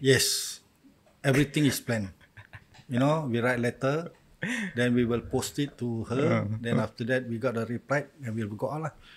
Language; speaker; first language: English; non-native, local second language; Malay